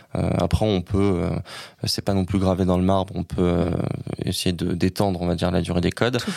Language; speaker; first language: French; native; French